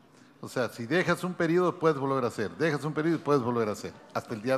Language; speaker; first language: Spanish; native; Spanish